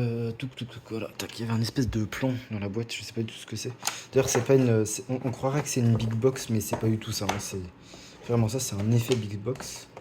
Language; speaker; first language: French; native; French